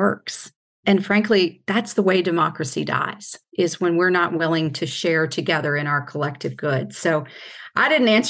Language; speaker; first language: English; native; English